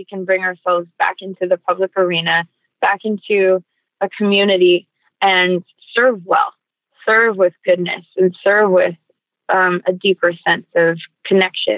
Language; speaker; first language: English; native; English